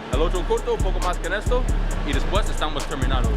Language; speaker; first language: Spanish; non-native, learner; English